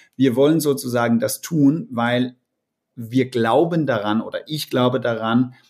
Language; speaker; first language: German; non-native, fluent; Danish